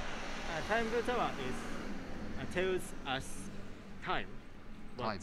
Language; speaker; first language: English; non-native, learner; Japanese